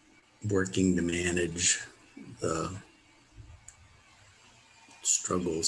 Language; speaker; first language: English; native; English